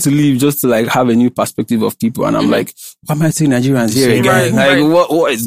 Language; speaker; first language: English; non-native, local second language; Igbo